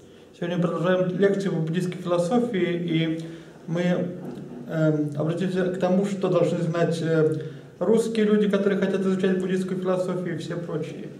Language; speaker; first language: Russian; native; Russian